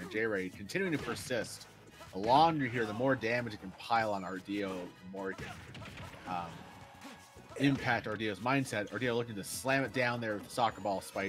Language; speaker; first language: English; native; English